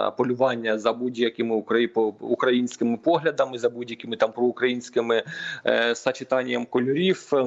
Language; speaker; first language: Ukrainian; non-native, local second language; Russian